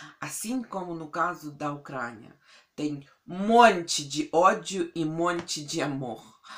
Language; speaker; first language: Portuguese; non-native, fluent; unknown